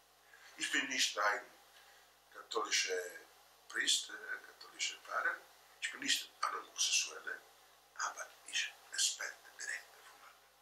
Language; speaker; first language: German; non-native, fluent; Italian